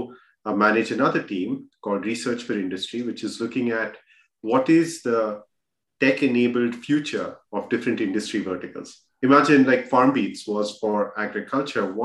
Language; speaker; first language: English; non-native, local second language; Hindi